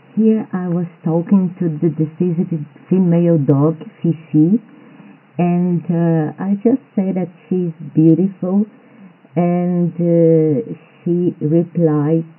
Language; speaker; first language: English; non-native, fluent; Portuguese